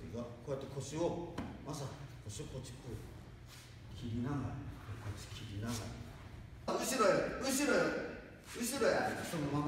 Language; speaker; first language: Japanese; native; Japanese